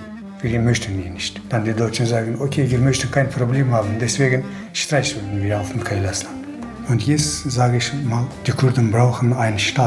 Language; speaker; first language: German; non-native, learner; Kurdish